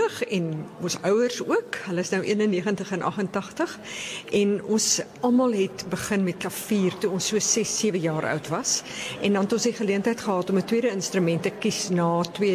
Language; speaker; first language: Afrikaans; native; Afrikaans